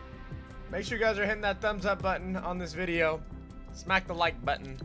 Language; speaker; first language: English; native; English